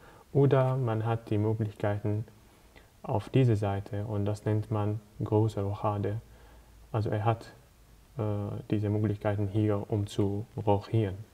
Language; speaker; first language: German; non-native, learner; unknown